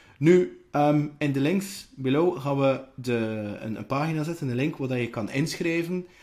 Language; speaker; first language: Dutch; native; Dutch